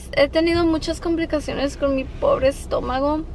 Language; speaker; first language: Spanish; early bilingual, heritage; Spanish